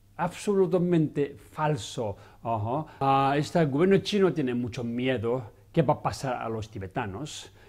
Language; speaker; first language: Spanish; non-native, learner; Chinese